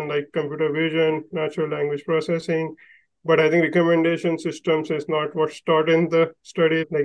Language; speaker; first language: English; non-native, local second language; Hindi